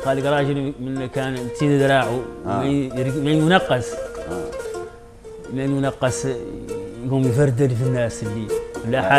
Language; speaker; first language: Arabic; native; Arabic